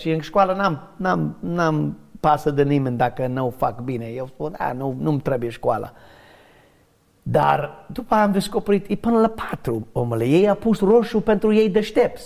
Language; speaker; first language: Romanian; non-native, learner; English